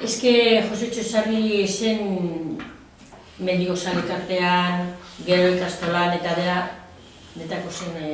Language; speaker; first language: Basque; non-native, local second language; Spanish